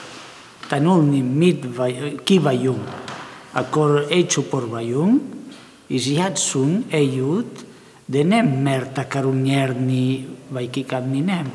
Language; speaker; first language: Hungarian; non-native, learner; Spanish